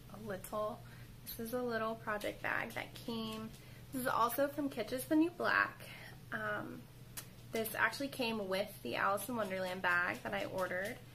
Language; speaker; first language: English; native; English